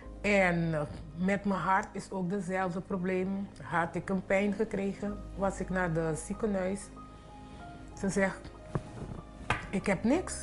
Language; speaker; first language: Dutch; non-native, local second language; Papiamento